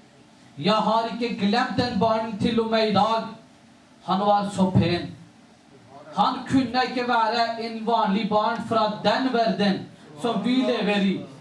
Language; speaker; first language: Norwegian; non-native, local second language; Urdu